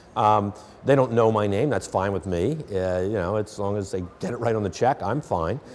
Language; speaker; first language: English; native; English